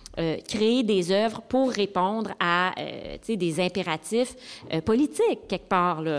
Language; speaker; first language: French; native; French